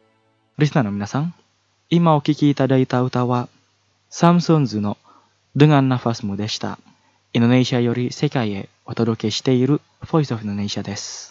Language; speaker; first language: Japanese; non-native, fluent; Indonesian